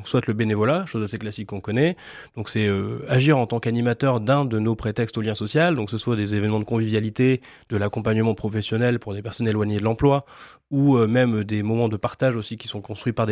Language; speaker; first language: French; native; French